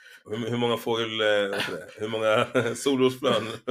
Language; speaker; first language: Swedish; native; Swedish